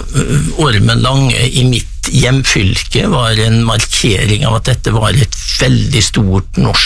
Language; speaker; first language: Norwegian; native; Norwegian